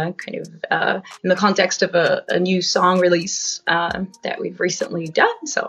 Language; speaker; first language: English; non-native, fluent; French